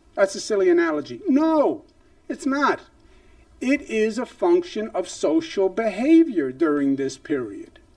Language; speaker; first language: English; native; English